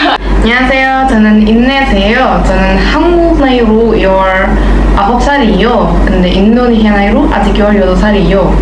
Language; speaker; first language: Korean; non-native, learner; Indonesian